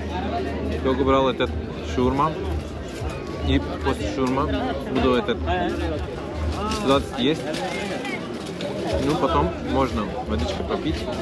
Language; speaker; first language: Russian; non-native, learner; Turkish